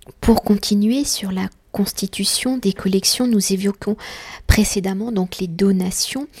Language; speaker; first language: French; native; French